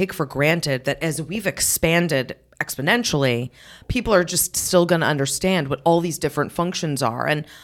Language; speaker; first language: English; native; English